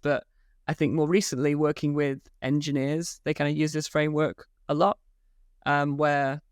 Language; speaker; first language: English; native; English